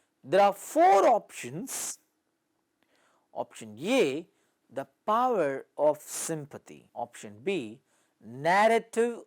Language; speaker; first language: English; non-native, local second language; Tamil